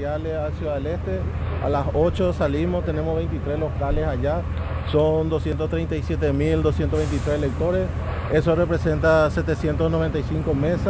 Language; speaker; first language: Spanish; native; Spanish